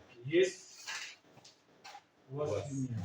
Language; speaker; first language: Russian; non-native, learner; Uzbek